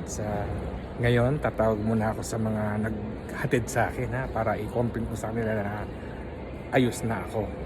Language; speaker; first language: Filipino; native; Filipino